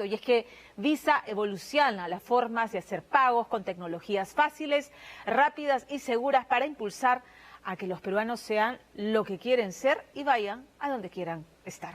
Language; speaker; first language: Spanish; native; Spanish